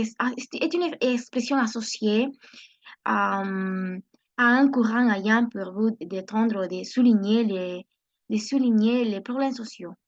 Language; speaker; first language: French; non-native, learner; Spanish